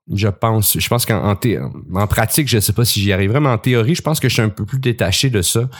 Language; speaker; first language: French; native; French